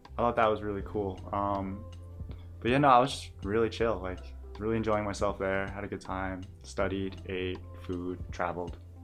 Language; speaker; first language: English; native; English